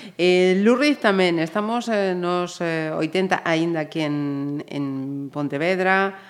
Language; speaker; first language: Galician; non-native, local second language; Spanish